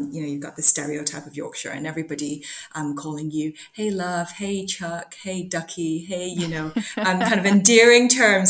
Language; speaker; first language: English; non-native, local second language; Cantonese